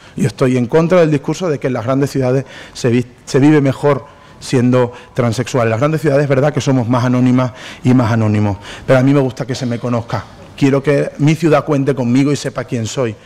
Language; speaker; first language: Spanish; native; Spanish